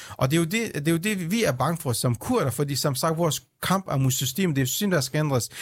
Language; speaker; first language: Danish; early bilingual, other home language; Central Kurdish